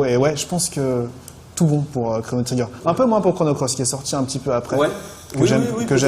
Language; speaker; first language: French; native; French